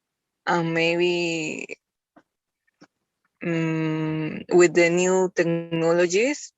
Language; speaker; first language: English; non-native, learner; Spanish